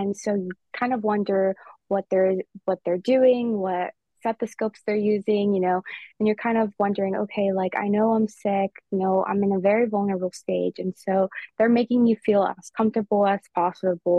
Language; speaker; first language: English; early bilingual, other home language; Spanish